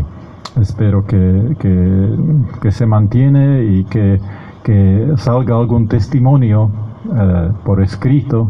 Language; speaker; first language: Spanish; non-native, fluent; Slovak